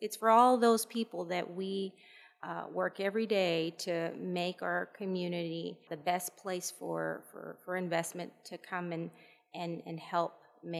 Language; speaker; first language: English; native; English